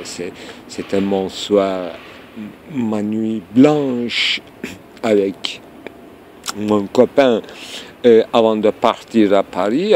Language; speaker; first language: French; non-native, fluent; Turkish